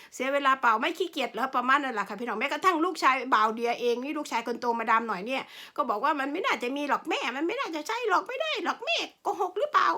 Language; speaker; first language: Thai; non-native, local second language; Northeastern Thai